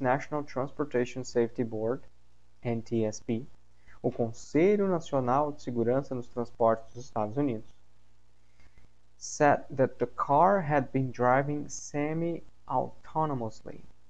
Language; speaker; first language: English; non-native, fluent; Portuguese